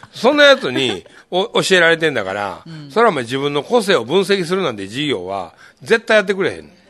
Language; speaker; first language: Japanese; native; Japanese